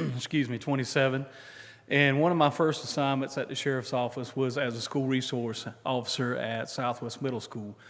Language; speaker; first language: English; native; English